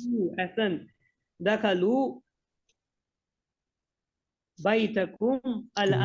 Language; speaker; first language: Arabic; non-native, fluent; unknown